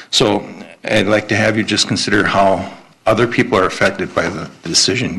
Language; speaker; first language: English; native; English